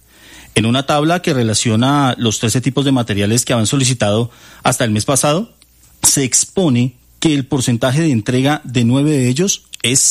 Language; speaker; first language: Spanish; native; Spanish